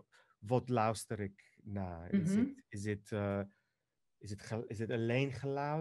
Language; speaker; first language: Dutch; non-native, fluent; Greek